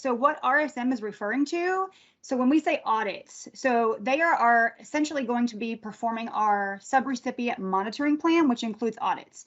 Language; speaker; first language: English; native; English